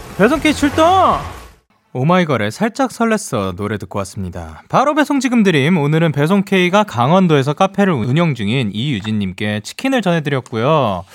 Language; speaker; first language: Korean; early bilingual, heritage; Korean